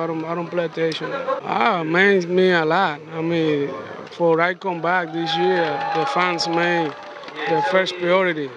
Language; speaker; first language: English; non-native, learner; Spanish